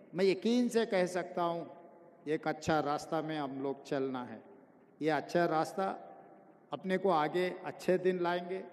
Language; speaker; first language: Hindi; non-native, local second language; Telugu